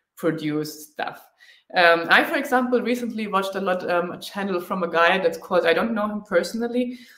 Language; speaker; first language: English; non-native, fluent; German